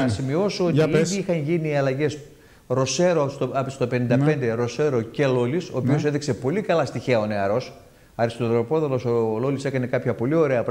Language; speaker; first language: Greek; native; Greek